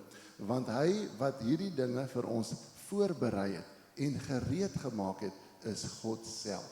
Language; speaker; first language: Afrikaans; native; Afrikaans